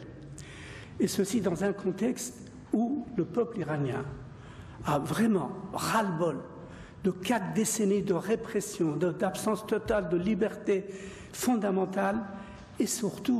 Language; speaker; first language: French; non-native, fluent; Persian